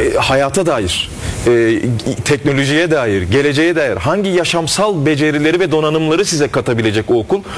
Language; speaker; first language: Turkish; native; Turkish